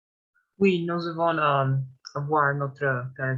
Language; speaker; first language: French; non-native, learner; English